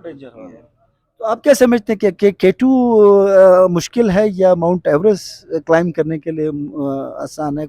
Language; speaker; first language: Hindi; non-native, local second language; Balti